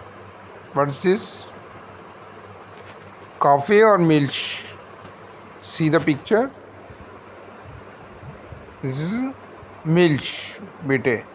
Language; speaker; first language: English; non-native, local second language; Hindi